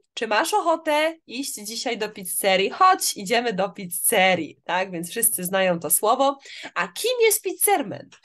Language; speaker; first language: Polish; native; Polish